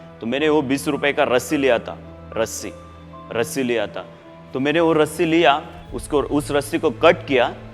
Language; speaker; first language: Hindi; non-native, local second language; Marathi